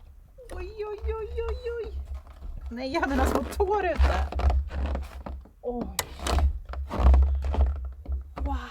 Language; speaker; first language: Swedish; native; Swedish